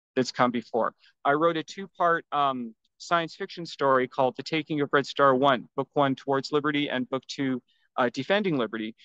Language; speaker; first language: English; native; English